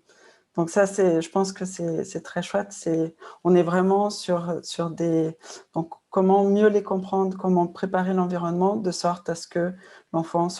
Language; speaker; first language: French; non-native, fluent; Portuguese